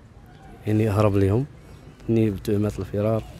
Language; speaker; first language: Arabic; native; Arabic